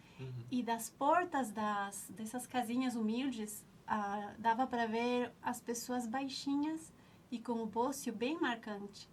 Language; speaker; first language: Portuguese; non-native, fluent; Spanish